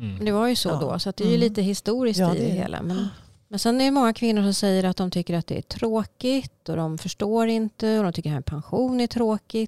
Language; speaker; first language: Swedish; native; Swedish